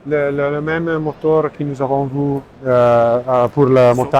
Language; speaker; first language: French; non-native, learner; Italian